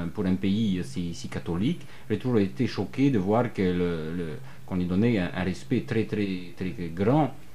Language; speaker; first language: French; non-native, fluent; Polish